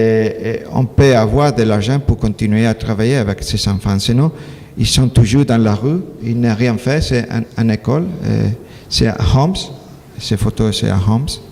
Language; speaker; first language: French; non-native, learner; Spanish